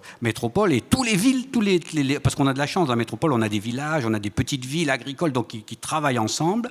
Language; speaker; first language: French; native; French